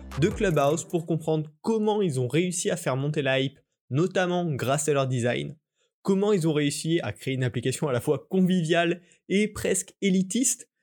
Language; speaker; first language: French; native; French